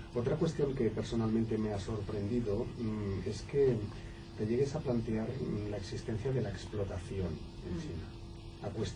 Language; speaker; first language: Spanish; non-native, local second language; Catalan